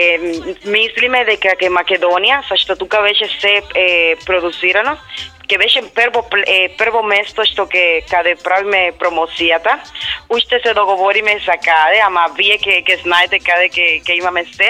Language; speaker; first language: Macedonian; non-native, learner; Spanish